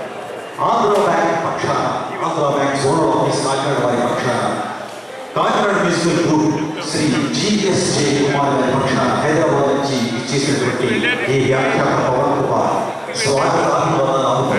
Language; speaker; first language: Telugu; native; Telugu